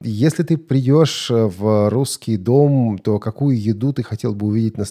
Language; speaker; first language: Russian; native; Russian